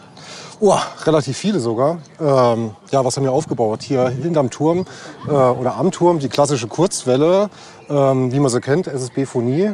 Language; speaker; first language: German; native; German